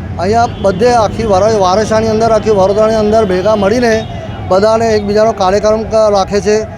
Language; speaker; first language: Gujarati; non-native, local second language; Sindhi